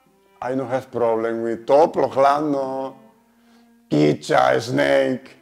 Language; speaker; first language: English; non-native, learner; Spanish